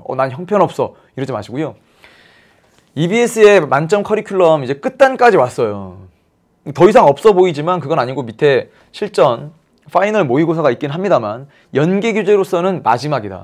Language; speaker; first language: Korean; native; Korean